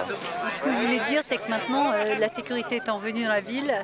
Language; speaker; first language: French; native; French